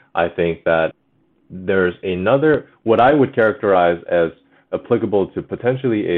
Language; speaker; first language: English; early bilingual, other home language; Chinese